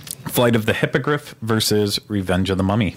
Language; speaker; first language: English; native; English